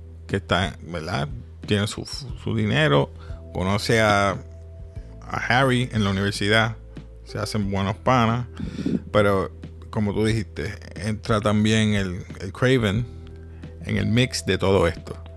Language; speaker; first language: Spanish; native; Spanish